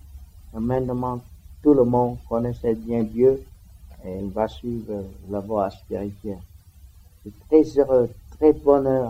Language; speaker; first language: French; non-native, learner; Vietnamese